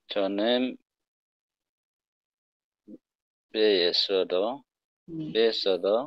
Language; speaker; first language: Korean; non-native, learner; Tetum